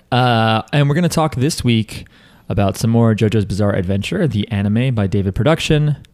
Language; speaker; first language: English; native; English